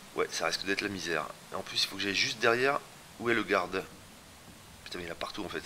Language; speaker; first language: French; native; French